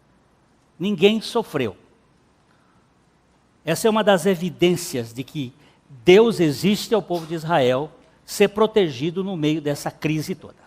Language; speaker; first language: Portuguese; native; Portuguese